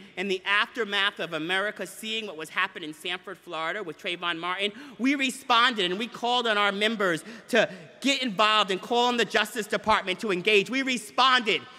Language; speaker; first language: English; native; English